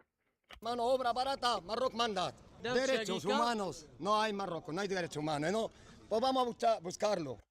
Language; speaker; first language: Spanish; non-native, learner; Arabic